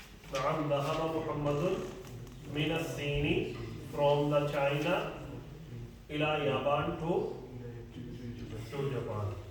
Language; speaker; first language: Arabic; non-native, learner; Urdu